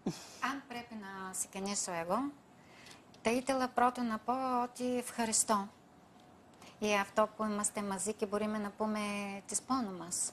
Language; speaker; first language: Greek; non-native, fluent; Bulgarian